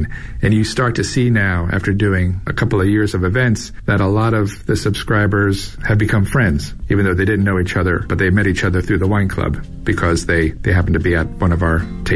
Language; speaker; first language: English; native; English